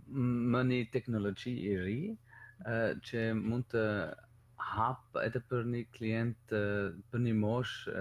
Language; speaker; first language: Albanian; non-native, learner; German